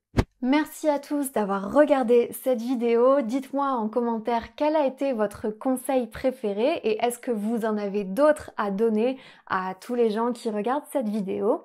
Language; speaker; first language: French; native; French